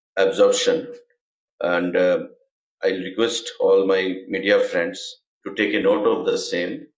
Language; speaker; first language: English; non-native, local second language; Bangla